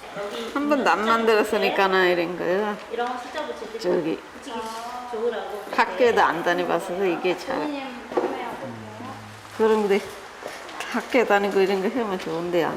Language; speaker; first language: Korean; non-native, learner; Sinhala